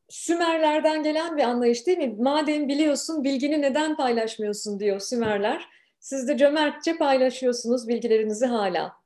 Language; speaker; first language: Turkish; native; Turkish